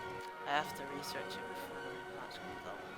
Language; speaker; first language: English; native; English